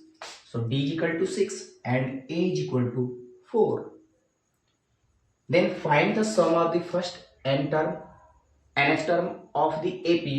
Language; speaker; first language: English; non-native, local second language; Hindi